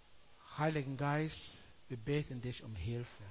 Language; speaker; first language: German; non-native, learner; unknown